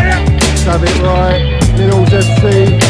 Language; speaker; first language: English; native; English